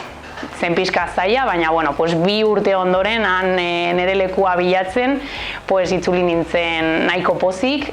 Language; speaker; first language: Basque; non-native, local second language; Spanish